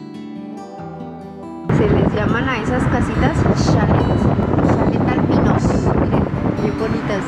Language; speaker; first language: Spanish; native; Spanish